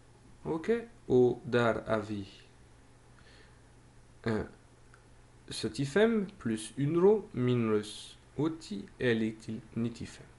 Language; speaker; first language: Norwegian; non-native, fluent; French